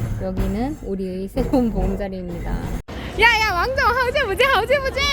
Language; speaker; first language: Korean; native; Korean